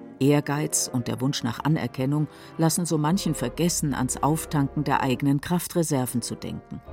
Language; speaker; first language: German; native; German